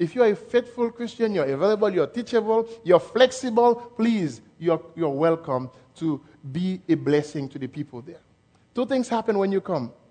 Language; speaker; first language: English; non-native, fluent; French